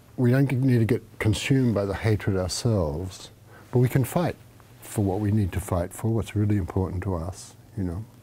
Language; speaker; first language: English; native; English